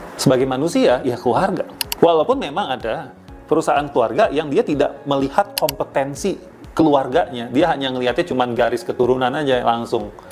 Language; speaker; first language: Indonesian; native; Indonesian